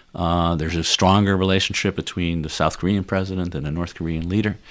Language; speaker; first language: English; non-native, fluent; Dutch